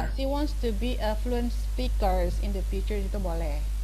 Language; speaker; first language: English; non-native, fluent; Indonesian